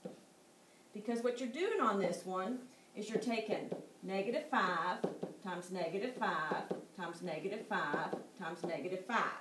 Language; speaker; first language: English; native; English